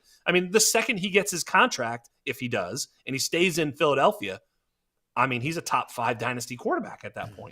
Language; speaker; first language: English; native; English